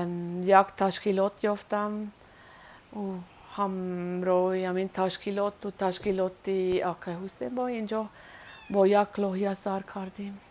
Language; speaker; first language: Persian; non-native, learner; Swiss German